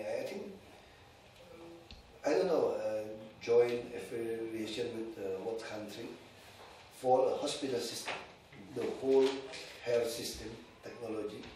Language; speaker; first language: English; non-native, learner; Indonesian